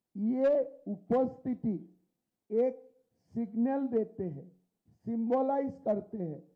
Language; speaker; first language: Hindi; non-native, local second language; Assamese